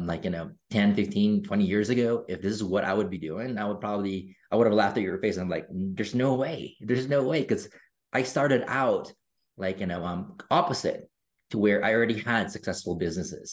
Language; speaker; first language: English; non-native, local second language; Filipino